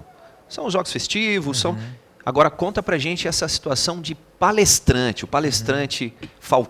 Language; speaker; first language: Portuguese; native; Portuguese